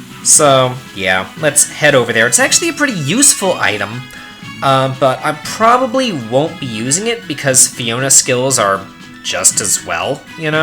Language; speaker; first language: English; native; English